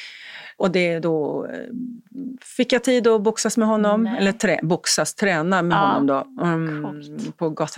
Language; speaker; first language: Swedish; native; Swedish